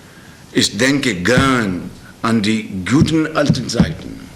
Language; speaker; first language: German; non-native, learner; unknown